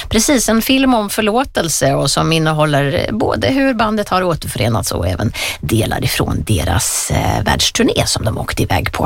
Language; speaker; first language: Swedish; native; Swedish